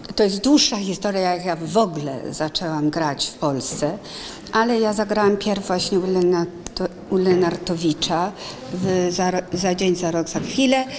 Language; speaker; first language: Polish; early bilingual, heritage; Polish